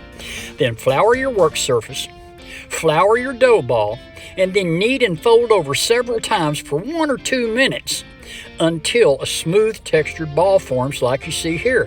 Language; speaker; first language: English; native; English